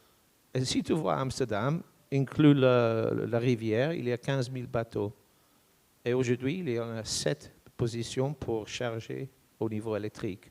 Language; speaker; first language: French; non-native, fluent; English